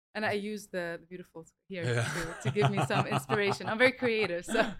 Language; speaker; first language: English; early bilingual, other home language; Arabic